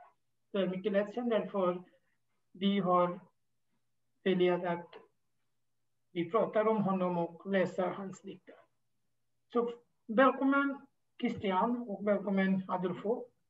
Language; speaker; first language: Swedish; non-native, fluent; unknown